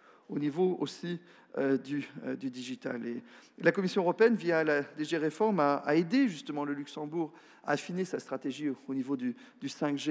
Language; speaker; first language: French; non-native, local second language; Luxembourgish